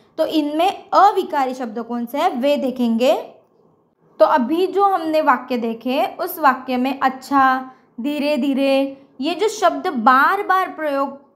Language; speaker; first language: Hindi; non-native, local second language; Marathi